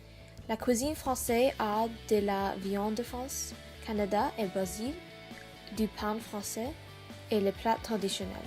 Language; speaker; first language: French; non-native, learner; English